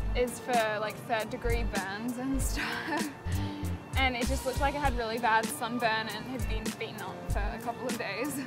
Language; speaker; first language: English; native; English